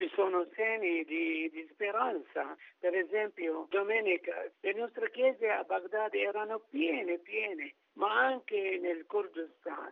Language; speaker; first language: Italian; non-native, fluent; Arabic